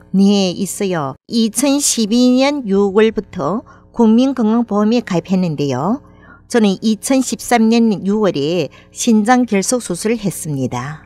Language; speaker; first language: Korean; native; Korean